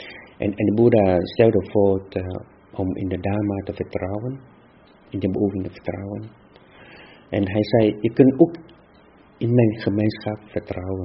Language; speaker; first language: Dutch; non-native, fluent; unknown